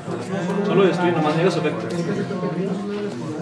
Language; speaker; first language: Spanish; native; Spanish